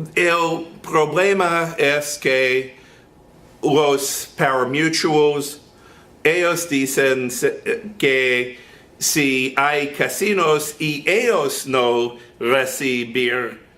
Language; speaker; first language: Spanish; non-native, learner; English